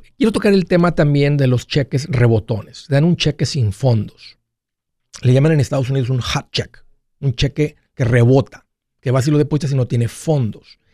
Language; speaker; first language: Spanish; native; Spanish